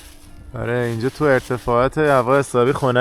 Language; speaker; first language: Persian; native; Persian